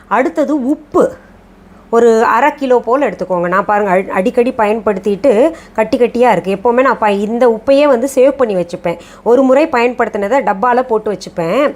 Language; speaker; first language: Tamil; non-native, fluent; Hindi